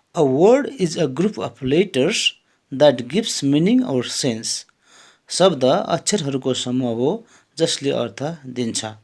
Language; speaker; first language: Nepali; native; Nepali